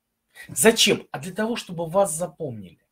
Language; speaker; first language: Russian; native; Russian